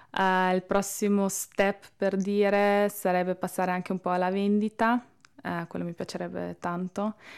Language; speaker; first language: Italian; non-native, local second language; Ladin